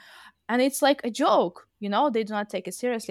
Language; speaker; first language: English; non-native, fluent; Russian